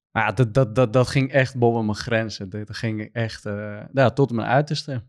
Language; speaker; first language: Dutch; non-native, fluent; Kurdish